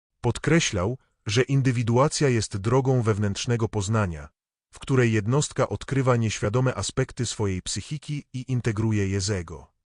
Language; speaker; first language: Polish; native; Polish